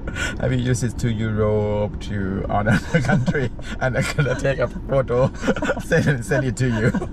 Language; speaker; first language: English; non-native, fluent; Thai